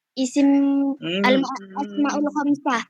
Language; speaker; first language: Arabic; non-native, learner; Indonesian